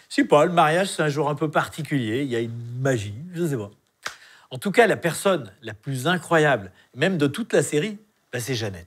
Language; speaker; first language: French; native; French